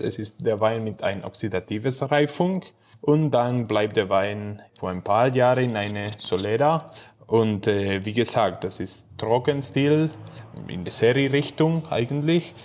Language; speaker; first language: German; non-native, fluent; Spanish